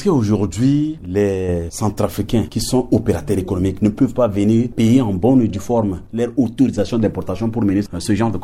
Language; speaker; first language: French; non-native, local second language; Sango